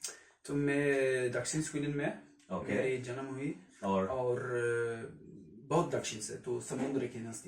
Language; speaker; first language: Hindi; non-native, learner; Swedish